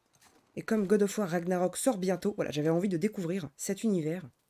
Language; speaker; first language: French; native; French